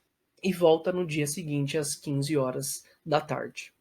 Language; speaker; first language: Portuguese; native; Portuguese